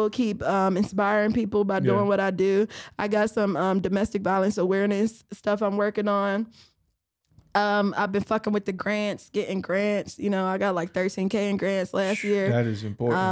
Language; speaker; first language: English; native; English